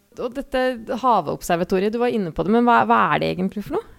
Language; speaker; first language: Norwegian; native; Norwegian